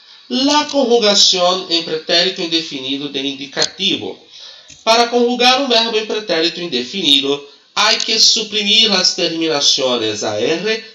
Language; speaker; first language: Spanish; non-native, fluent; Portuguese